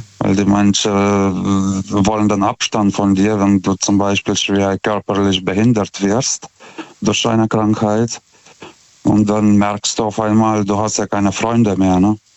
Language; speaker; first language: German; non-native, fluent; Lithuanian